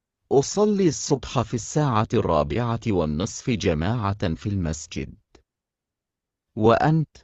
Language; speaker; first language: Arabic; non-native, learner; Indonesian